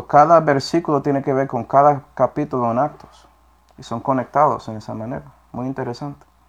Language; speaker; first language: Spanish; non-native, fluent; English